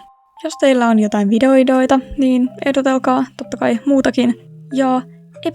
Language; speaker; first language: Finnish; native; Finnish